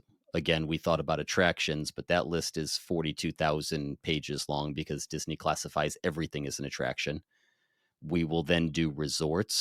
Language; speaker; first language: English; native; English